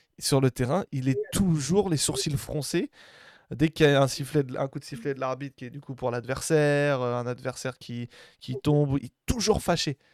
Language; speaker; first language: French; native; French